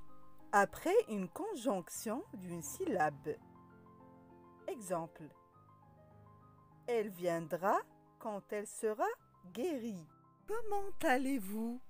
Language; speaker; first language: French; non-native, local second language; Arabic